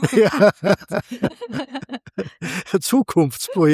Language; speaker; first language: German; native; German